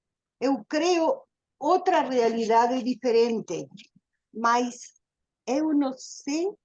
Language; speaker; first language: Portuguese; non-native, learner; Spanish